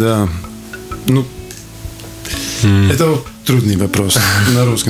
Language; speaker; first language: Russian; non-native, local second language; Latvian